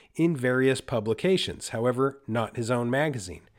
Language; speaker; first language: English; early bilingual, other home language; Spanish